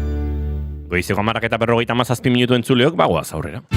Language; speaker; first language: Basque; native; Basque